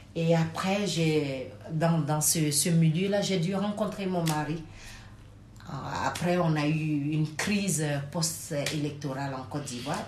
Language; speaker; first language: French; non-native, local second language; Wolof